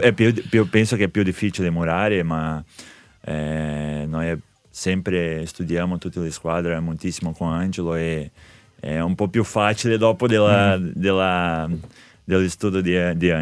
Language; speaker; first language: Italian; non-native, fluent; Portuguese